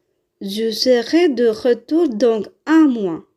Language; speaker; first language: French; non-native, fluent; Tamil